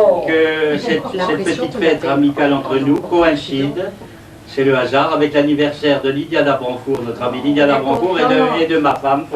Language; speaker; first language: French; native; French